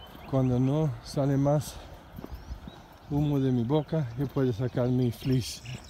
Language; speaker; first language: Spanish; non-native, learner; English